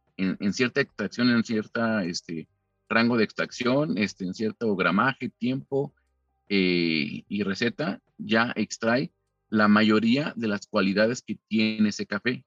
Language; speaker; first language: Spanish; native; Spanish